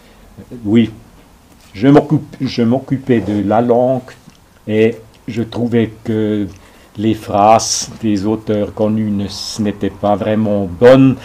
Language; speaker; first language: French; non-native, local second language; German